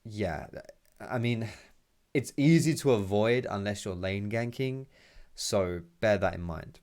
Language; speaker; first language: English; native; English